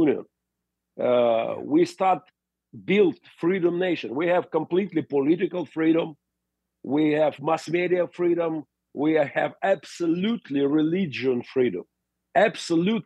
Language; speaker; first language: English; non-native, learner; Russian